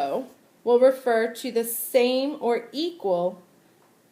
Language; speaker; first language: English; native; English